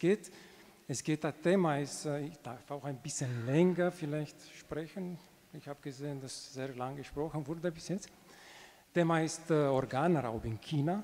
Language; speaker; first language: German; non-native, fluent; Romanian